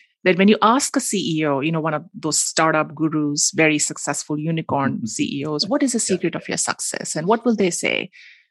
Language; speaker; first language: English; non-native, local second language; Hindi